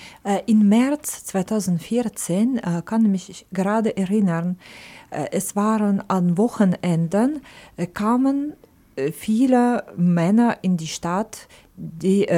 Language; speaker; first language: German; non-native, fluent; Ukrainian